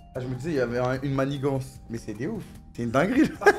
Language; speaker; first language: French; native; French